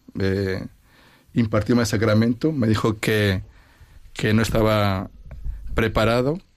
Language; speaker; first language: Spanish; native; Spanish